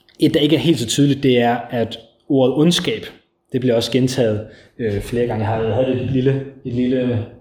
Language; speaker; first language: Danish; native; Danish